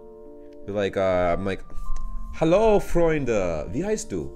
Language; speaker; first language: German; non-native, learner; English